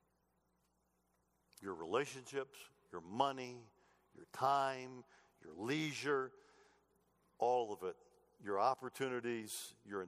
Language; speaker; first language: English; native; English